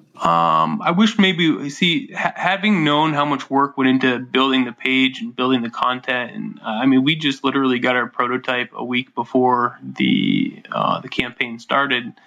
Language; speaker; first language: English; native; English